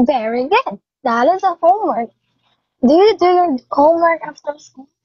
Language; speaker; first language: English; non-native, fluent; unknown